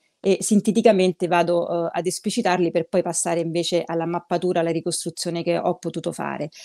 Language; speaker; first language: Italian; native; Italian